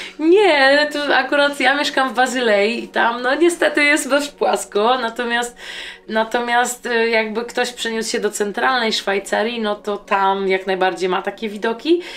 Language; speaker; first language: Polish; native; Polish